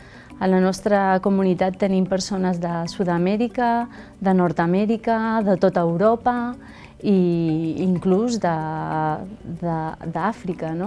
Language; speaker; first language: Catalan; early bilingual, other home language; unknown